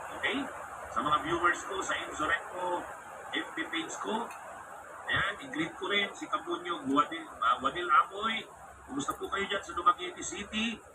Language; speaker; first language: Filipino; non-native, local second language; Bikol